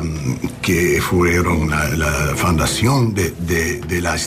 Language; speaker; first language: Spanish; non-native, learner; English